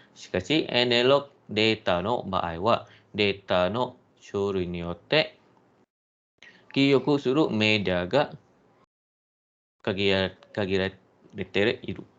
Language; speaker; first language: Japanese; non-native, fluent; Malay